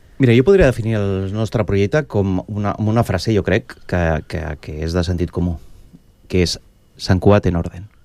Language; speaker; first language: Catalan; non-native, local second language; Spanish